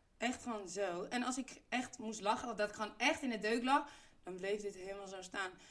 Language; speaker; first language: Dutch; native; Dutch